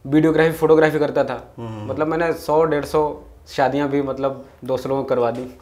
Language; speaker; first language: Hindi; native; Hindi